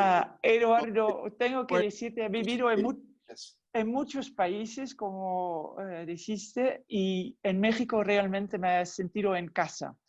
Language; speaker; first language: Spanish; non-native, fluent; Dutch